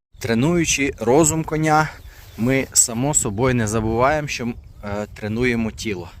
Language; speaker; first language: Ukrainian; non-native, local second language; Russian